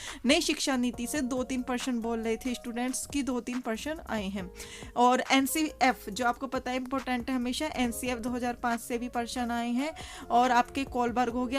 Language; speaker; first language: Hindi; native; Hindi